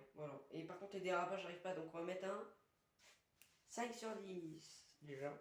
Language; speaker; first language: French; native; French